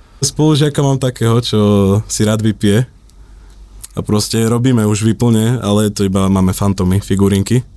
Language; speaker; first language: Slovak; native; Slovak